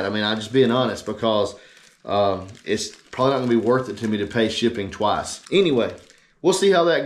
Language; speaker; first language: English; native; English